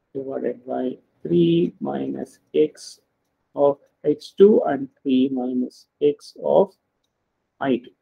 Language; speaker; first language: English; non-native, local second language; Kannada